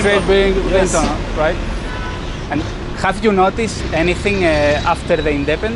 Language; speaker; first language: English; non-native, learner; Spanish